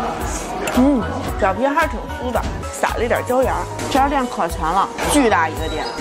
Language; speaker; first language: Chinese; native; Chinese